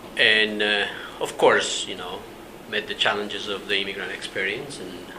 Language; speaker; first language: English; non-native, fluent; Spanish